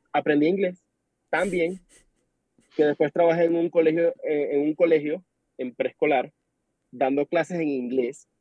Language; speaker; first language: Spanish; native; Spanish